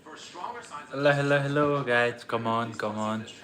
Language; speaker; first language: English; non-native, learner; Nepali